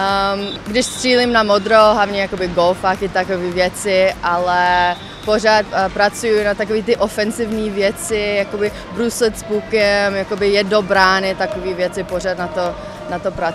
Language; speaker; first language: Czech; non-native, local second language; English